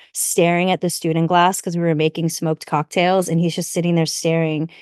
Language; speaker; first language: English; native; English